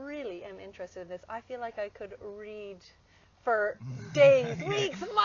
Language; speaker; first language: English; native; English